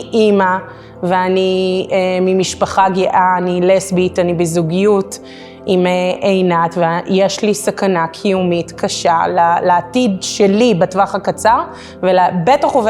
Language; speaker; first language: Hebrew; native; Hebrew